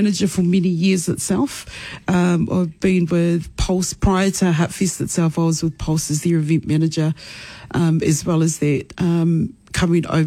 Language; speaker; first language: English; native; English